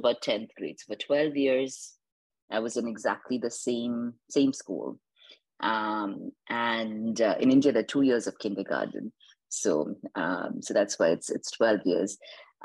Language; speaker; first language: English; non-native, local second language; Hindi